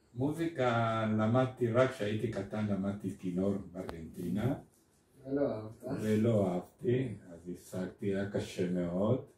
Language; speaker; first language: Hebrew; non-native, fluent; Spanish